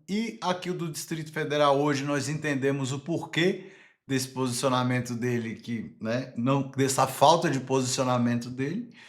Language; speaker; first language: Portuguese; native; Portuguese